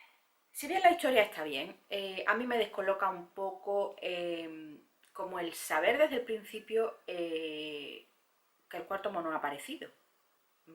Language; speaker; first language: Spanish; native; Spanish